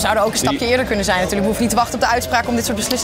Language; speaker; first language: Dutch; native; Dutch